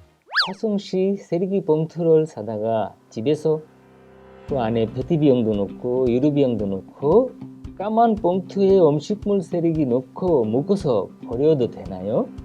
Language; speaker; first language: Korean; non-native, fluent; Bangla